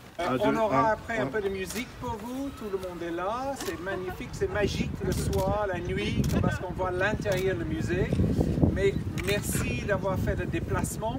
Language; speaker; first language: French; non-native, fluent; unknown